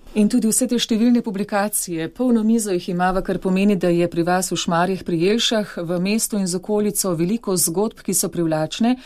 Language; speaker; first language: Slovenian; native; Slovenian